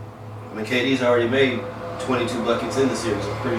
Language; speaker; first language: English; native; English